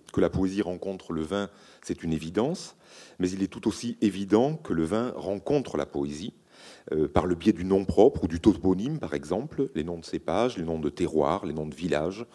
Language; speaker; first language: French; native; French